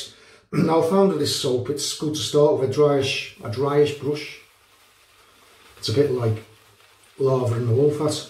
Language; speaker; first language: English; native; English